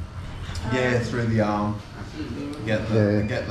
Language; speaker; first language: English; native; English